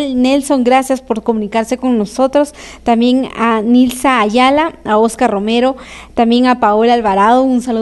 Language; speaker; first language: Spanish; native; Spanish